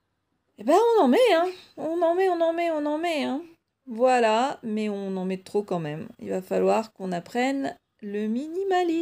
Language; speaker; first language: French; native; French